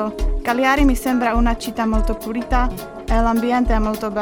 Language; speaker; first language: Italian; non-native, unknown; Czech